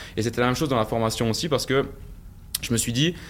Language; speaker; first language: French; native; French